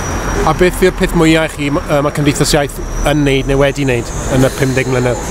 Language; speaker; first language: Welsh; native; Welsh